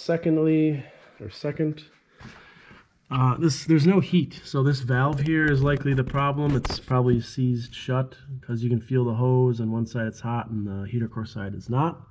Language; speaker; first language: English; native; English